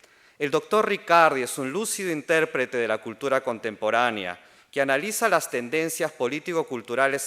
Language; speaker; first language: Spanish; native; Spanish